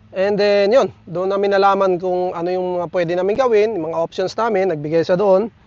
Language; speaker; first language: Filipino; native; Filipino